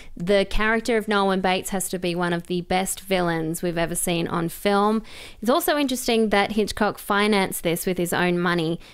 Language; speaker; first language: English; native; English